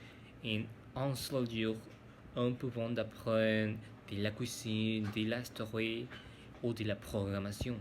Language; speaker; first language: French; non-native, learner; Spanish